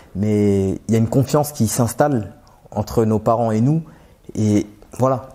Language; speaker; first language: French; native; French